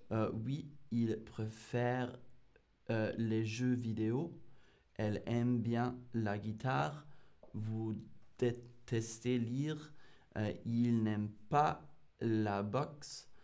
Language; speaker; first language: French; non-native, fluent; English